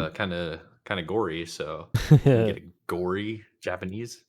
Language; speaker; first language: English; native; English